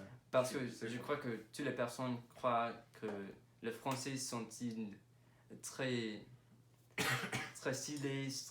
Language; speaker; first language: French; non-native, learner; English